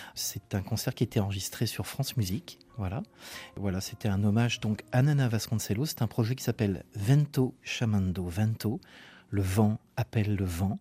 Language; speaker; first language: French; native; French